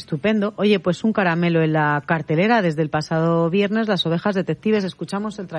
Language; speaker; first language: Spanish; native; Spanish